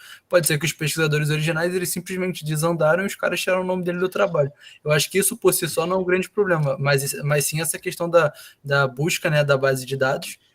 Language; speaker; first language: Portuguese; native; Portuguese